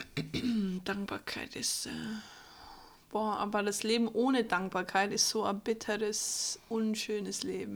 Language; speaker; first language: German; non-native, fluent; English